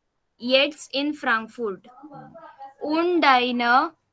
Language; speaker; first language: German; non-native, learner; Marathi